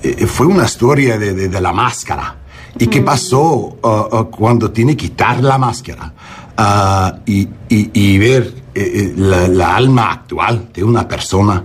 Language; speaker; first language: Spanish; early bilingual, heritage; English